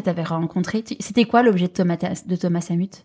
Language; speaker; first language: French; native; French